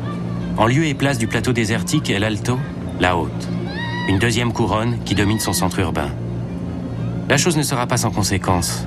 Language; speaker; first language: French; native; French